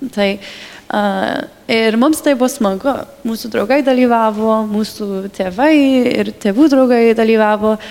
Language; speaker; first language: Lithuanian; early bilingual, heritage; Lithuanian